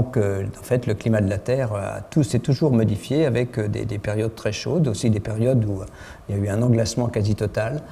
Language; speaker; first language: French; native; French